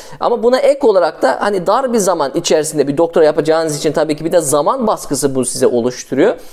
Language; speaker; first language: Turkish; early bilingual, heritage; Turkish